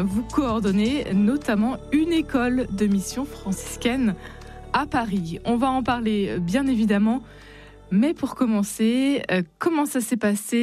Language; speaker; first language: French; native; French